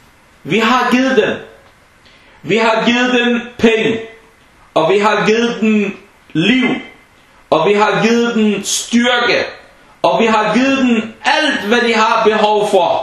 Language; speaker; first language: Danish; non-native, fluent; Arabic